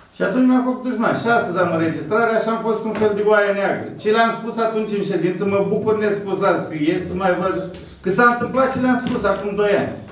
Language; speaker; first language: Romanian; native; Romanian